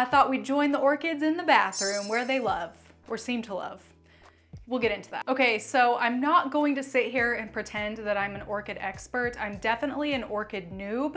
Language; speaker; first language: English; native; English